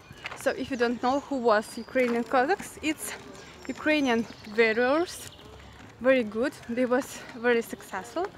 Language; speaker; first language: English; non-native, fluent; Ukrainian